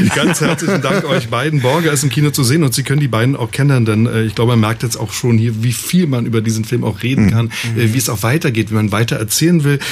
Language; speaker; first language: German; native; German